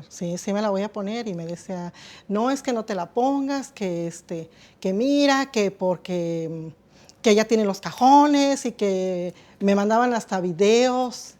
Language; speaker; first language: Spanish; native; Spanish